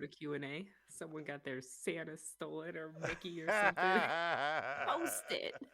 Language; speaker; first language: English; native; English